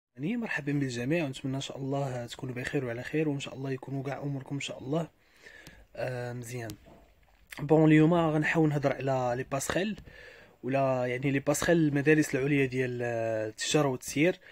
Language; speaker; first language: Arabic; native; Arabic